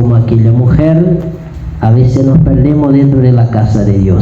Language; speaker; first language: Spanish; native; Spanish